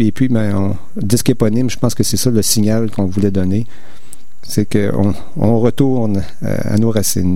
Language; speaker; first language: French; native; French